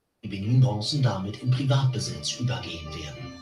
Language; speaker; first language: German; native; German